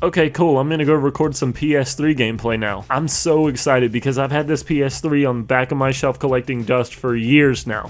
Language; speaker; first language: English; native; English